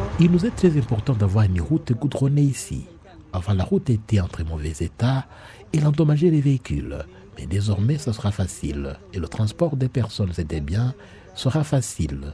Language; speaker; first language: French; non-native, local second language; Kinyarwanda